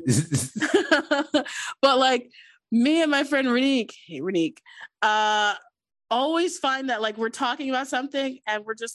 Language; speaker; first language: English; native; English